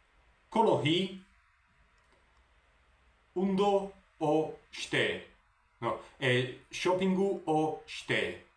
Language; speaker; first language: Japanese; non-native, learner; Spanish